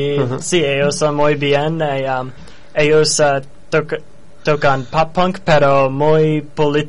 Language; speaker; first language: Spanish; non-native, learner; English